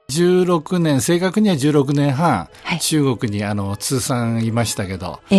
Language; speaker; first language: Japanese; native; Japanese